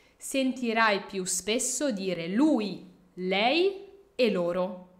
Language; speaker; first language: Italian; native; Italian